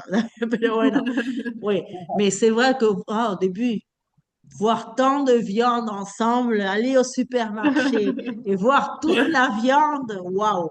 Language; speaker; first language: French; non-native, fluent; Spanish